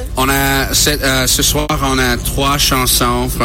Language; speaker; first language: French; non-native, learner; English